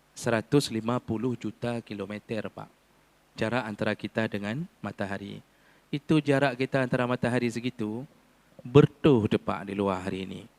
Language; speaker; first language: Malay; non-native, local second language; Achinese